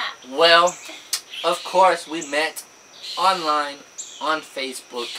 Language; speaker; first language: English; native; English